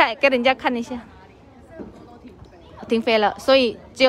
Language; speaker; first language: Chinese; non-native, learner; Javanese